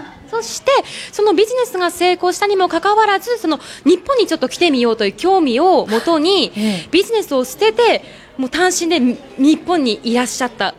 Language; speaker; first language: Japanese; native; Japanese